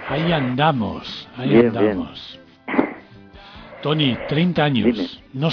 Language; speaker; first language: Spanish; native; Spanish